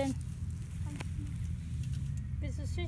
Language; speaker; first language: German; non-native, learner; Filipino